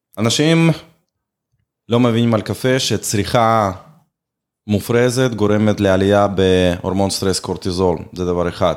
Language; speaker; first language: Hebrew; non-native, fluent; Russian